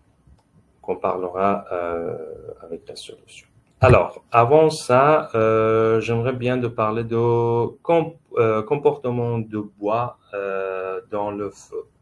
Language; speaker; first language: French; non-native, fluent; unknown